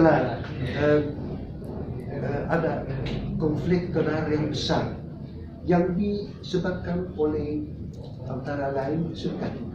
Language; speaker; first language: Indonesian; non-native, fluent; Dutch